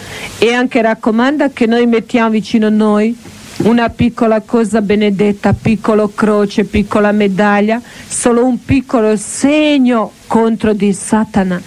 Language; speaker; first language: Italian; non-native, learner; Croatian